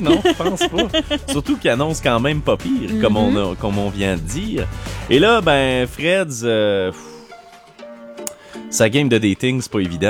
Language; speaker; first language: French; native; French